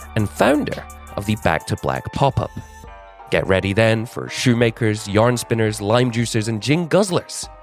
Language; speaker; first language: English; native; English